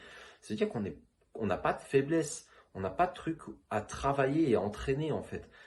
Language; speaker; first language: French; native; French